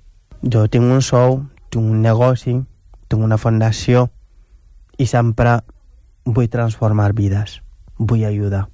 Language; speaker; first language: Catalan; non-native, local second language; Wolof